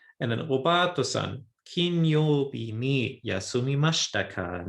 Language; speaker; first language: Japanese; non-native, fluent; English